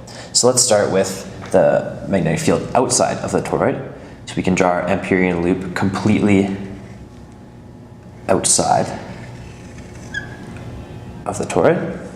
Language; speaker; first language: English; native; English